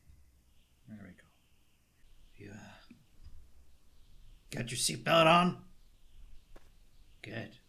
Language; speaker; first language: English; native; English